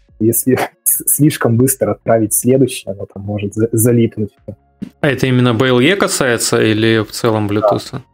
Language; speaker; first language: Russian; native; Russian